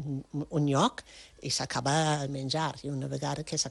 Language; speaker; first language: Catalan; non-native, fluent; French